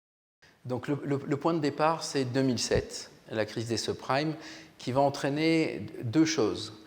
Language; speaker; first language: French; native; French